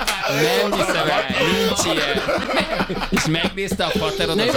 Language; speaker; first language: Hungarian; native; Hungarian